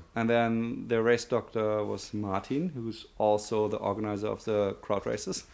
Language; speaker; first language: English; non-native, fluent; German